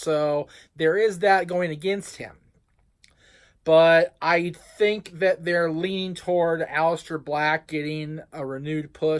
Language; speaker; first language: English; native; English